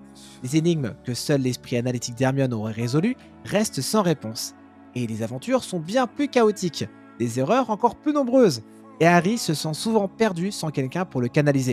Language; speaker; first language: French; native; French